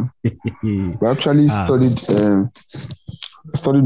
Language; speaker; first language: English; non-native, local second language; Igbo